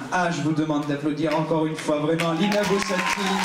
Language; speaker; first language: French; native; French